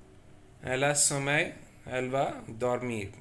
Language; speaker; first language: French; non-native, fluent; Tamil